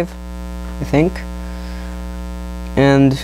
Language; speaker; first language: English; native; English